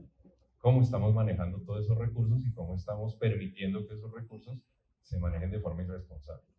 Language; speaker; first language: Spanish; native; Spanish